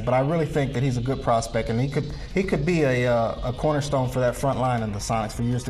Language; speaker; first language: English; native; English